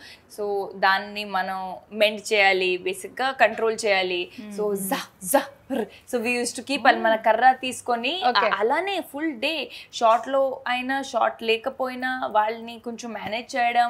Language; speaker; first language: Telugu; non-native, fluent; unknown